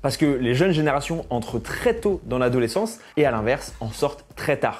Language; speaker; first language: French; native; French